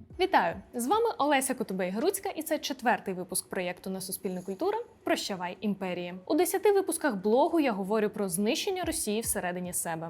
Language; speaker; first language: Ukrainian; non-native, local second language; Russian